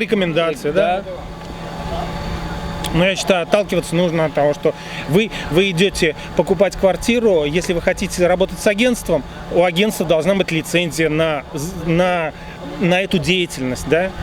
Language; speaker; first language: Russian; native; Russian